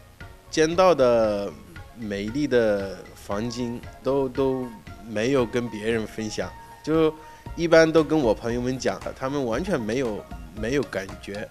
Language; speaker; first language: Chinese; non-native, fluent; Arabic